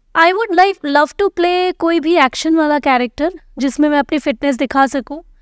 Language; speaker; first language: Hindi; non-native, local second language; Bangla